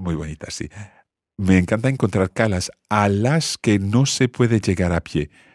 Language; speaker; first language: Spanish; non-native, fluent; English